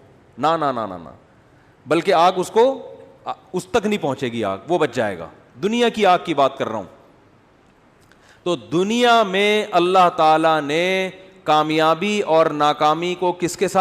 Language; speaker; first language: Urdu; native; Urdu